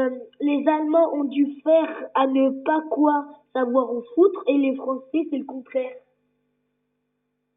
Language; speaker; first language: French; native; French